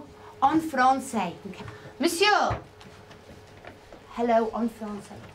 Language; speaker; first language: French; non-native, fluent; English